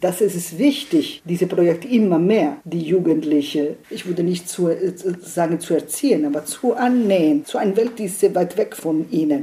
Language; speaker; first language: German; non-native, fluent; Italian